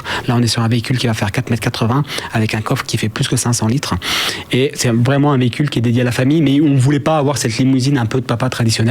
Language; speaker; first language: French; native; French